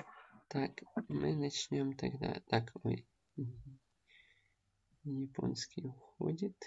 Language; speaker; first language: Russian; native; Russian